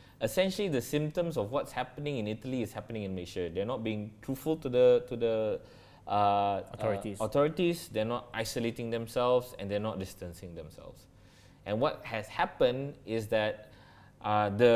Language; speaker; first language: English; non-native, local second language; Malay